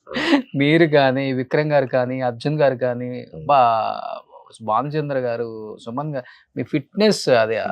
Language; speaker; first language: Telugu; native; Telugu